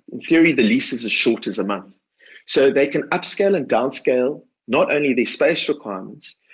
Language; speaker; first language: English; native; English